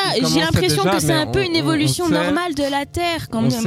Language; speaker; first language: French; non-native, fluent; Spanish